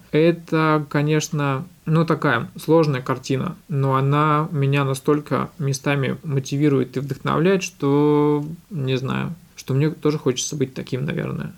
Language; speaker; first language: Russian; native; Russian